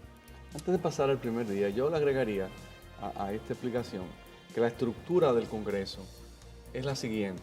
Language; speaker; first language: Spanish; native; Spanish